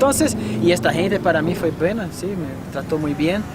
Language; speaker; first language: Spanish; non-native, fluent; Portuguese